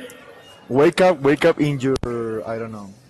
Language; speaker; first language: English; non-native, learner; Spanish